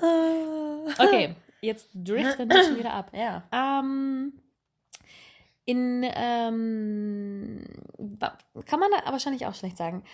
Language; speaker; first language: German; native; German